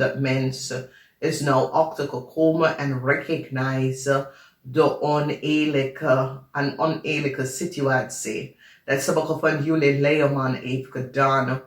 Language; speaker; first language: Dutch; non-native, learner; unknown